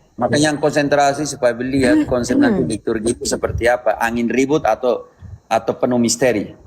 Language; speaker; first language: Indonesian; native; Indonesian